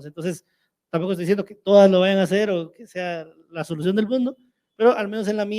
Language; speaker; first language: Spanish; native; Spanish